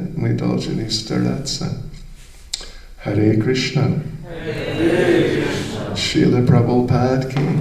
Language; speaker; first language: Russian; non-native, learner; English